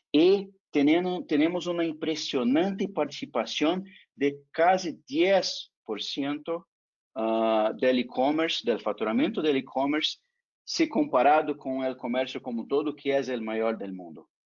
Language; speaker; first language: Spanish; non-native, fluent; Portuguese